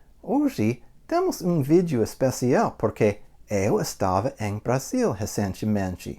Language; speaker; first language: Portuguese; non-native, fluent; English